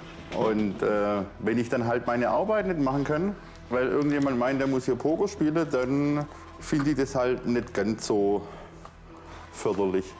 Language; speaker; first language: German; native; German